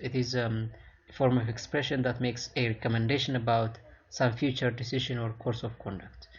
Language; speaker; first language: English; non-native, local second language; Amharic